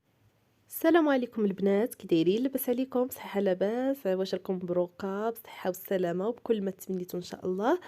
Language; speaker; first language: Arabic; native; Arabic